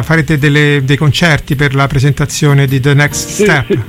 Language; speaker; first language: Italian; native; Italian